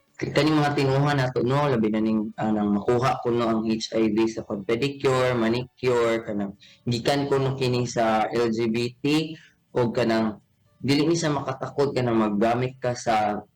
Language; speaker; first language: Cebuano; native; Cebuano